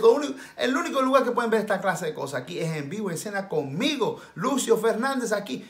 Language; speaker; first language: Spanish; early bilingual, heritage; Spanish